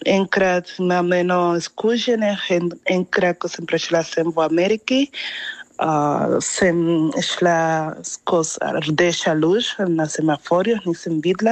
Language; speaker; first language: Slovenian; non-native, fluent; Spanish